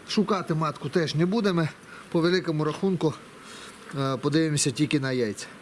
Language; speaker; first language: Ukrainian; non-native, local second language; Russian